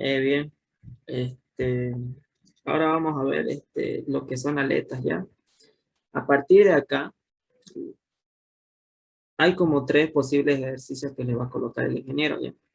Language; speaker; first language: Spanish; native; Spanish